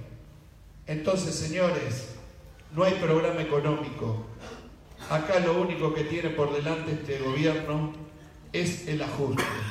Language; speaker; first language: Spanish; native; Spanish